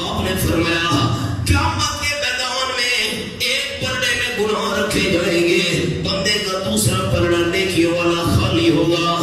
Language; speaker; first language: Urdu; non-native, local second language; Pashto